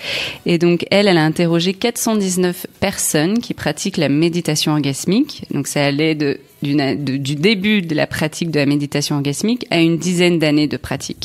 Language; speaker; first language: French; native; French